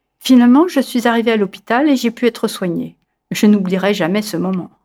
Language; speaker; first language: French; native; French